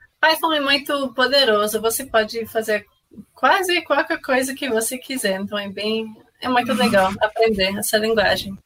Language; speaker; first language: Portuguese; non-native, fluent; English